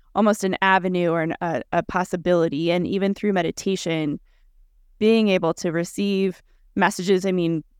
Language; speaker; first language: English; early bilingual, other home language; Russian